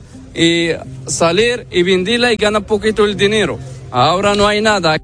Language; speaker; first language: Spanish; non-native, learner; Arabic